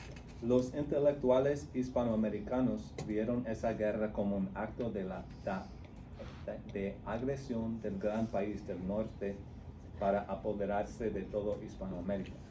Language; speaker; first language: Spanish; non-native, fluent; English